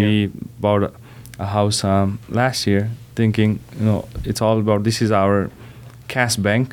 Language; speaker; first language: English; non-native, local second language; Nepali